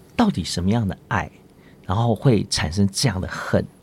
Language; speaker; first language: Chinese; non-native, local second language; Hakka Chinese